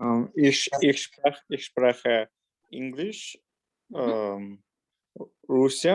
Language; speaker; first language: German; non-native, learner; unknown